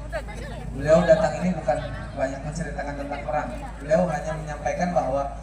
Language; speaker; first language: Indonesian; native; Indonesian